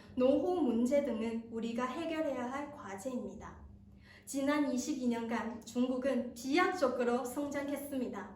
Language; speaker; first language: Korean; non-native, fluent; Chinese